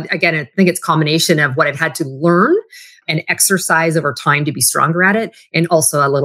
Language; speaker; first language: English; native; English